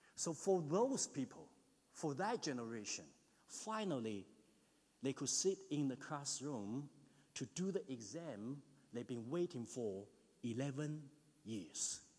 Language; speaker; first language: English; non-native, fluent; Chinese